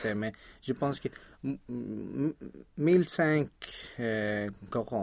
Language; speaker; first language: French; non-native, learner; Spanish